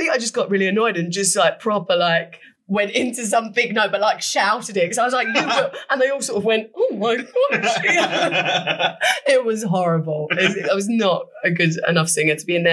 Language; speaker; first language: English; native; English